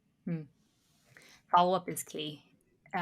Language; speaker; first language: English; native; English